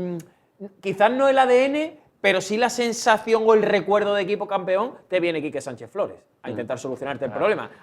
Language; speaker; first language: Spanish; native; Spanish